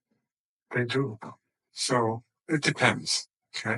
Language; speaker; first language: English; non-native, fluent; Korean